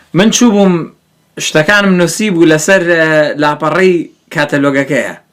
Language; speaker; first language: Central Kurdish; early bilingual, heritage; Central Kurdish